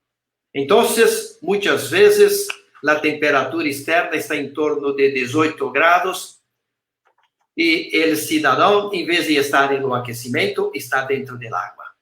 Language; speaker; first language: Spanish; non-native, learner; Portuguese